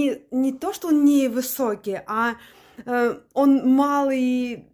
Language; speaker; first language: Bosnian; non-native, learner; Russian